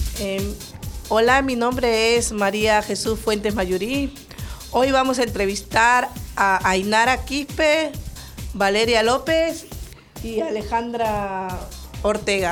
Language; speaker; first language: Spanish; native; Spanish